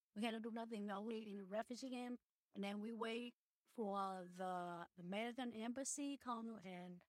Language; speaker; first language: English; early bilingual, other home language; Vietnamese